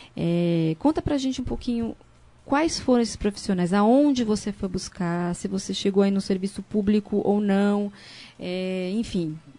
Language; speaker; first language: Portuguese; native; Portuguese